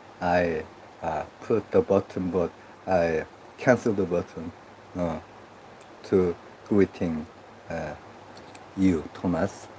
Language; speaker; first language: English; non-native, learner; Korean